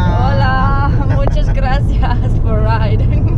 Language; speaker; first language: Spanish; non-native, learner; English